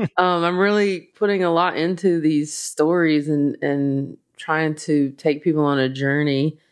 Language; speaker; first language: English; native; English